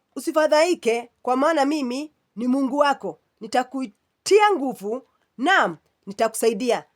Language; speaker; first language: Swahili; non-native, local second language; Kikuyu